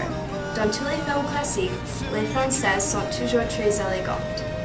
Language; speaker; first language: French; non-native, learner; English